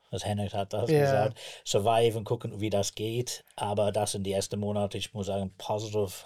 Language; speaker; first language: German; non-native, learner; English